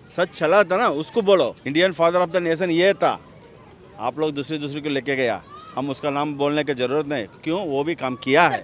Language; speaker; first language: Hindi; non-native, local second language; Tamil